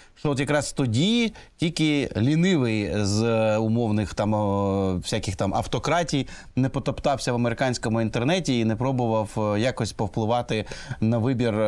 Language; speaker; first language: Ukrainian; native; Ukrainian